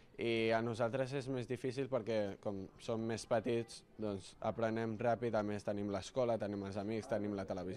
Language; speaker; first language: Catalan; early bilingual, other home language; Arabic